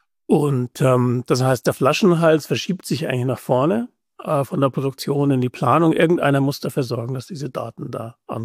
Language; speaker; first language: German; native; German